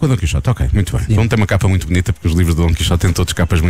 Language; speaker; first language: Portuguese; native; Portuguese